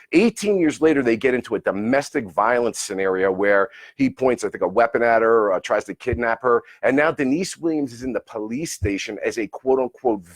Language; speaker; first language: English; native; English